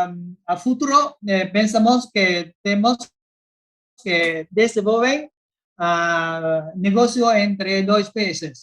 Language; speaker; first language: Spanish; non-native, learner; Vietnamese